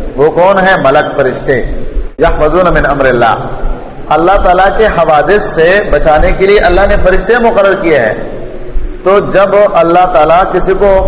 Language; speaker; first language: Urdu; non-native, local second language; Pashto